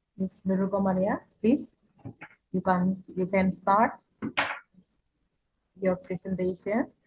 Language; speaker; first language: English; non-native, fluent; Indonesian